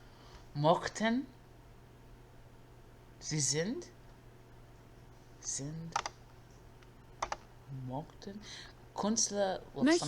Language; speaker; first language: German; non-native, learner; English